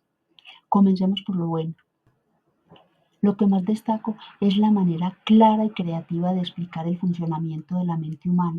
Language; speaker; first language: Spanish; native; Spanish